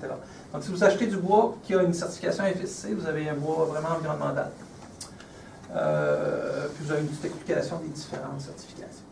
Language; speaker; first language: French; native; French